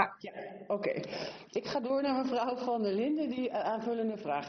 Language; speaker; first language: Dutch; native; Dutch